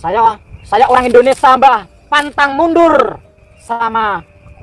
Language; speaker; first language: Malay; non-native, local second language; Javanese